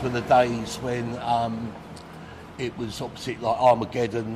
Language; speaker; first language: English; native; English